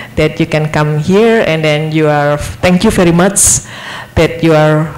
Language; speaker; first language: English; non-native, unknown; Indonesian